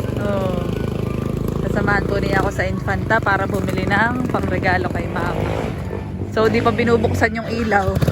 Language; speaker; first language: Filipino; native; Filipino